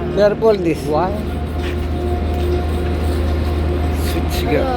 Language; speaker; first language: English; non-native, learner; Filipino